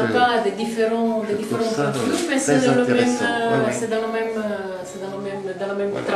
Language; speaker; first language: French; non-native, fluent; Italian